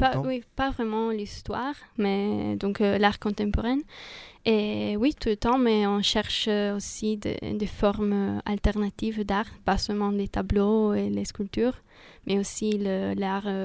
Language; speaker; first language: French; non-native, fluent; Italian